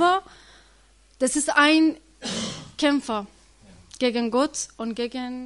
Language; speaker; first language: German; non-native, learner; Persian